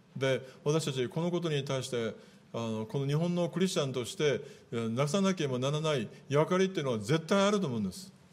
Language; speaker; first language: Japanese; native; Japanese